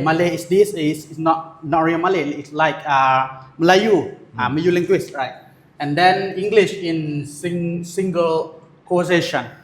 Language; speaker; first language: English; non-native, learner; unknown